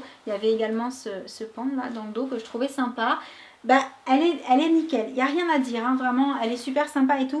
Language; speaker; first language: French; native; French